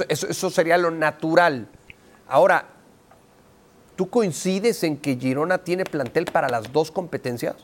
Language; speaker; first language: Spanish; native; Spanish